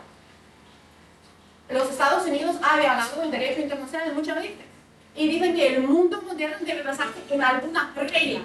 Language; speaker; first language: Spanish; non-native, fluent; Russian